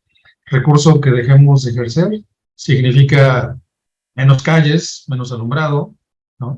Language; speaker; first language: Spanish; native; Spanish